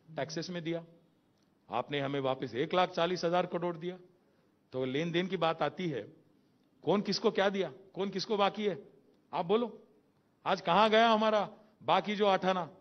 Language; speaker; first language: Hindi; non-native, local second language; Telugu